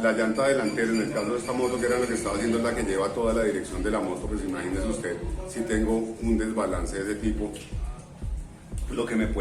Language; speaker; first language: Spanish; native; Spanish